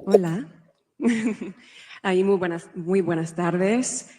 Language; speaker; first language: Spanish; non-native, fluent; English